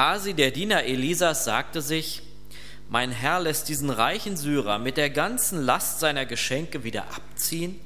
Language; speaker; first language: German; native; German